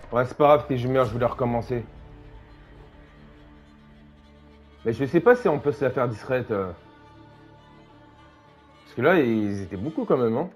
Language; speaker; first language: French; native; French